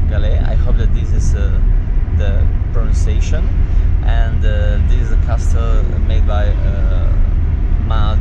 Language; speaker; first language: English; non-native, learner; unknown